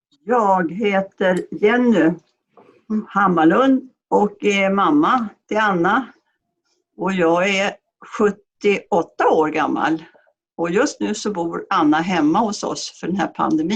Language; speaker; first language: Swedish; native; Swedish